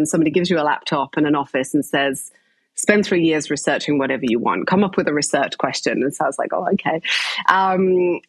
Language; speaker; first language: English; native; English